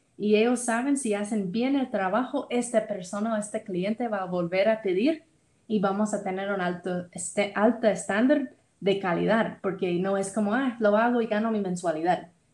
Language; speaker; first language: Spanish; non-native, fluent; English